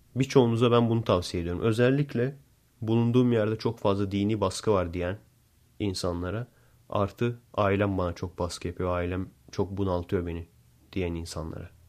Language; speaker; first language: Turkish; native; Turkish